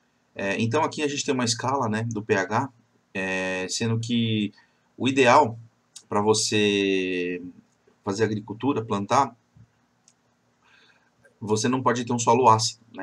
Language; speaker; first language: Portuguese; native; Portuguese